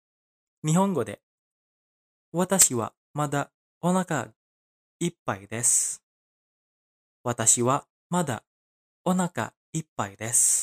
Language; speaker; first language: Japanese; non-native, fluent; Indonesian